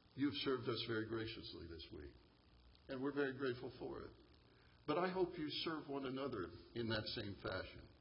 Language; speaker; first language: English; native; English